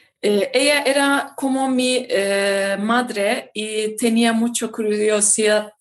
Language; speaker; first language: Spanish; non-native, learner; Turkish